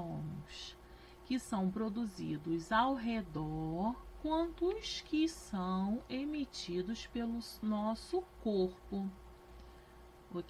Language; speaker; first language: Portuguese; native; Portuguese